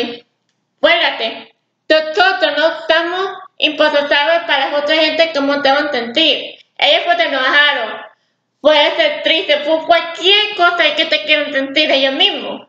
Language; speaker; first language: Spanish; early bilingual, heritage; English